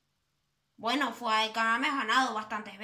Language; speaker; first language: Spanish; native; Spanish